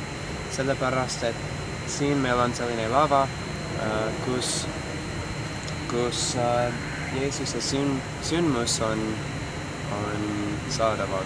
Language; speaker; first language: Estonian; non-native, fluent; English